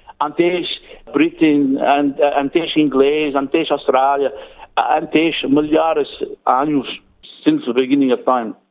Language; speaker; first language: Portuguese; non-native, learner; English